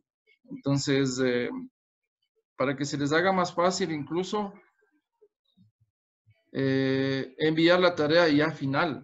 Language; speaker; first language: Spanish; native; Spanish